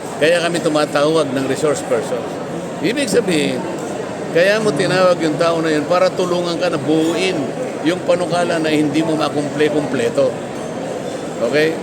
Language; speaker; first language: Filipino; native; Filipino